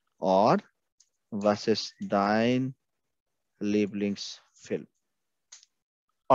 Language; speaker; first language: German; non-native, fluent; Hindi